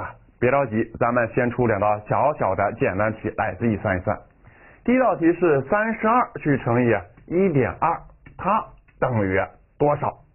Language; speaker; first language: Chinese; native; Chinese